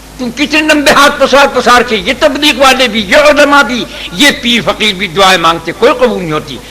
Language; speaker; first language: Urdu; native; Urdu